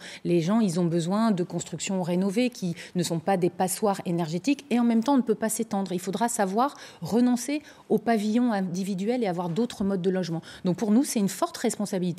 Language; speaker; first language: French; native; French